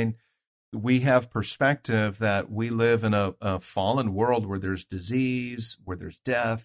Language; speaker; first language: English; native; English